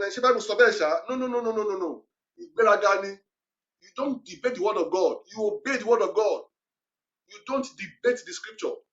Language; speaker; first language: English; non-native, local second language; Yoruba